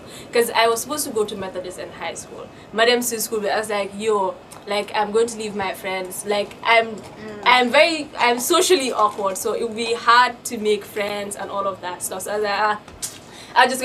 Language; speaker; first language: English; non-native, local second language; Wolof